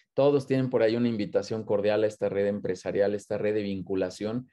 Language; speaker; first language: Spanish; native; Spanish